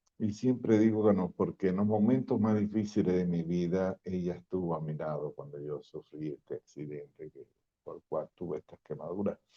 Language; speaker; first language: Spanish; native; Spanish